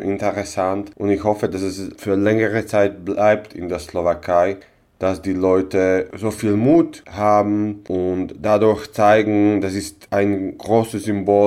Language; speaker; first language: German; non-native, local second language; Slovak